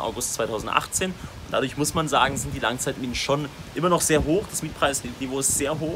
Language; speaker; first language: German; native; German